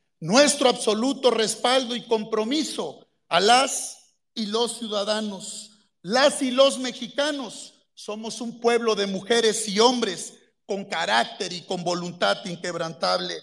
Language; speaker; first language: Spanish; native; Spanish